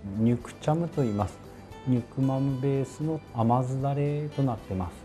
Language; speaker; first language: Japanese; native; Japanese